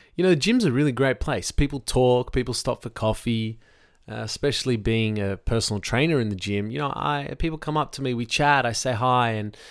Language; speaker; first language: English; native; English